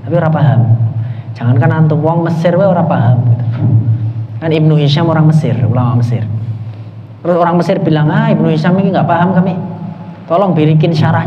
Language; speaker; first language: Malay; non-native, local second language; Javanese